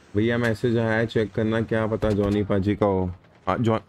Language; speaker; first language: Hindi; native; Hindi